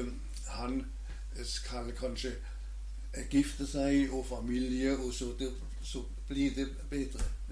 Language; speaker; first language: Danish; non-native, learner; German